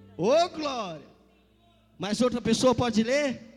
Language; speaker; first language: Portuguese; native; Portuguese